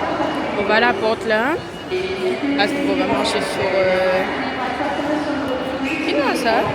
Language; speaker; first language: French; native; French